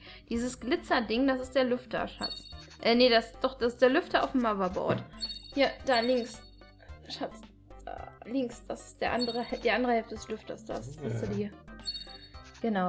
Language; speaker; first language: German; native; German